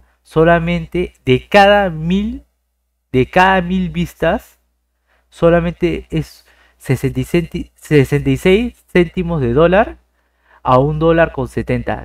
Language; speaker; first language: Spanish; native; Spanish